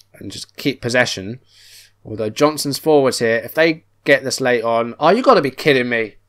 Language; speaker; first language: English; native; English